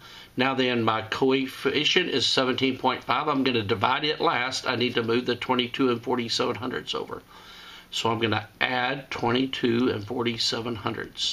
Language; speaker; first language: English; native; English